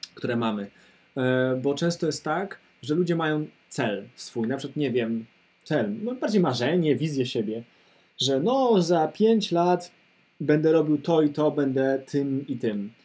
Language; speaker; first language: Polish; native; Polish